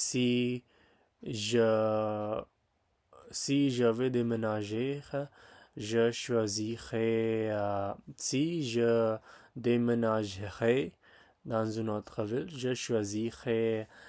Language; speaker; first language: French; non-native, learner; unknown